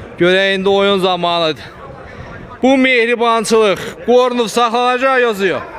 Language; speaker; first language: Azerbaijani; native; Azerbaijani